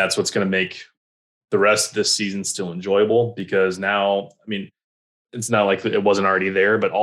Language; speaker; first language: English; native; English